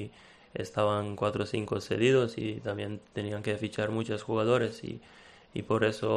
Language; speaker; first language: Spanish; non-native, fluent; Serbian